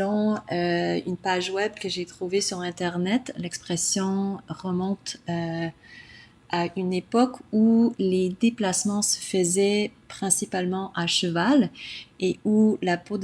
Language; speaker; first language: French; non-native, local second language; English